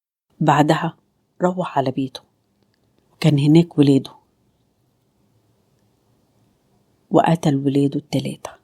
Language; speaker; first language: Arabic; native; Arabic